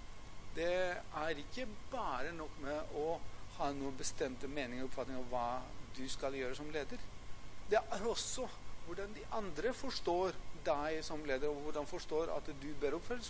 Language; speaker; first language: Norwegian; non-native, fluent; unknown